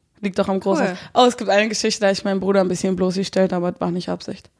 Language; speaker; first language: German; native; German